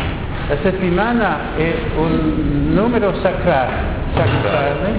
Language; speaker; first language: Italian; non-native, learner; French